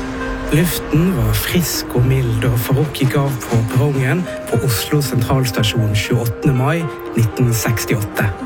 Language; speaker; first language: Norwegian; native; Norwegian